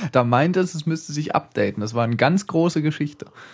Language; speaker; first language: German; native; German